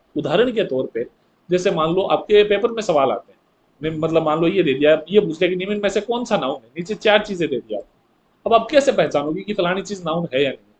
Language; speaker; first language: Hindi; native; Hindi